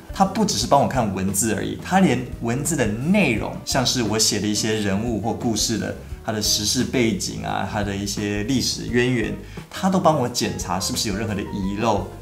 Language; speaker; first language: Chinese; early bilingual, other home language; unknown